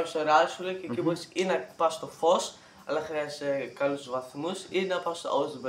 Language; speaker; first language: Greek; early bilingual, heritage; Greek